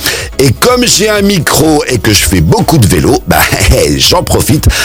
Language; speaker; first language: French; native; French